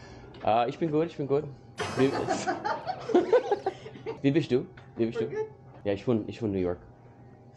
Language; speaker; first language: German; non-native, learner; English